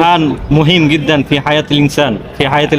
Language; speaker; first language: Arabic; non-native, fluent; Bangla